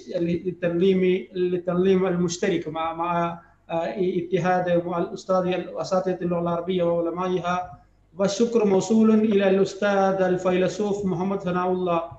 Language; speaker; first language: Arabic; non-native, fluent; Malayalam